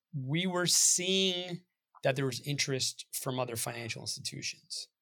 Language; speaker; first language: English; native; English